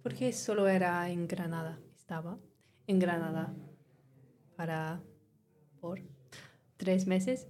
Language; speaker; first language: Spanish; non-native, learner; English